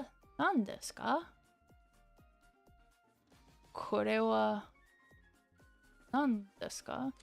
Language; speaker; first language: Japanese; non-native, learner; English